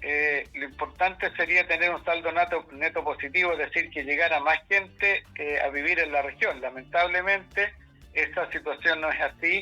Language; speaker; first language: Spanish; native; Spanish